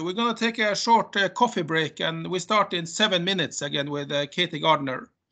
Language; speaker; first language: English; non-native, fluent; Norwegian